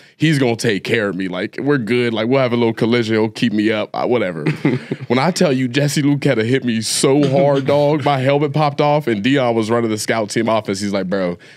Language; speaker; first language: English; native; English